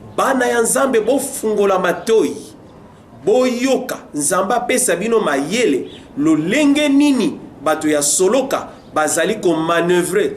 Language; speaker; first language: Lingala; native; Lingala